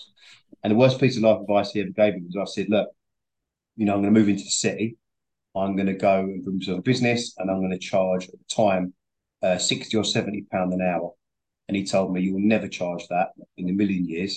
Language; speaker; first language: English; native; English